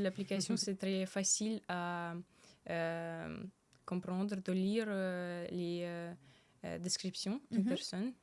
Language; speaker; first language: French; early bilingual, other home language; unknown